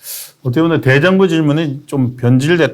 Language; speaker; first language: Korean; native; Korean